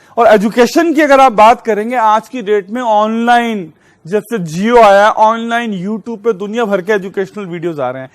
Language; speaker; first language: Hindi; native; Hindi